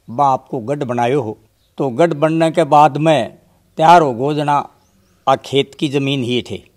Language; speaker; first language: Hindi; native; Hindi